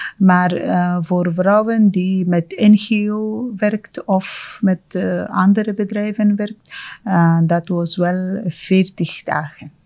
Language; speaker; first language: Dutch; non-native, fluent; Persian